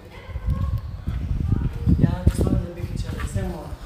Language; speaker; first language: English; non-native, learner; Arabic